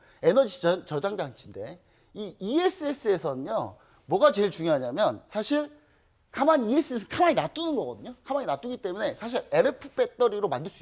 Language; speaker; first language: Korean; native; Korean